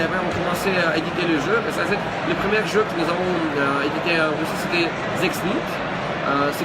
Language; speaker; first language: French; non-native, learner; Russian